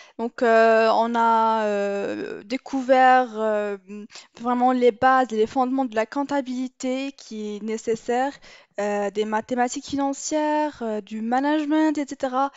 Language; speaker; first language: French; non-native, local second language; Arabic